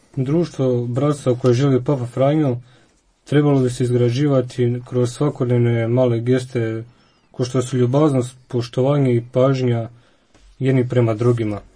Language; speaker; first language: Croatian; native; Croatian